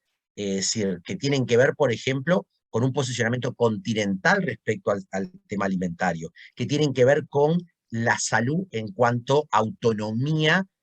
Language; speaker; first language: Spanish; native; Spanish